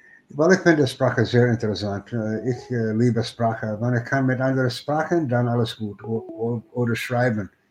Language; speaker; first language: German; non-native, learner; English